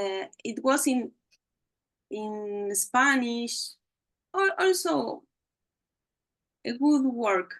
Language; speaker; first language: English; non-native, learner; Spanish